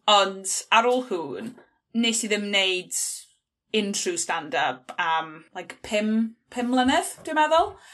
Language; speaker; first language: Welsh; non-native, local second language; English